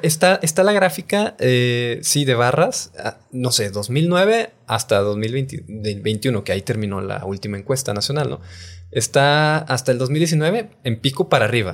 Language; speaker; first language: Spanish; native; Spanish